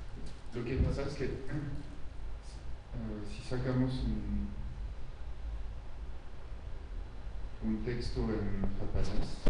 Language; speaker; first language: Spanish; non-native, fluent; French